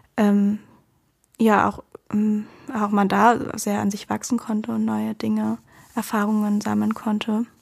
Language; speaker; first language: German; native; German